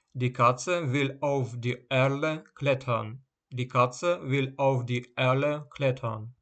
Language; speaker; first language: German; non-native, fluent; Ukrainian